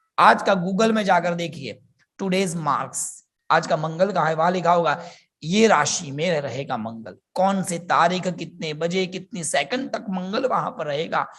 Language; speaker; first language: Hindi; non-native, local second language; Gujarati